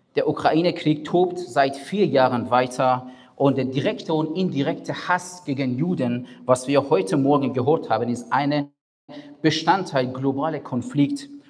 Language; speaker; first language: German; non-native, fluent; Persian